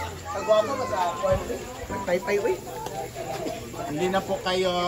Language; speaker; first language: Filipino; non-native, local second language; Cebuano